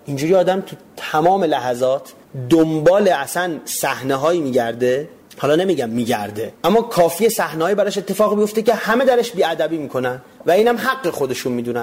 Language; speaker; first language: Persian; native; Persian